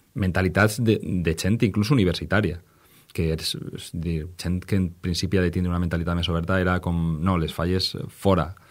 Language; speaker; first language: Catalan; native; Catalan